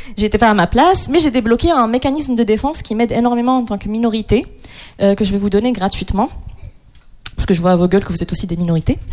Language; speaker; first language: French; non-native, local second language; Arabic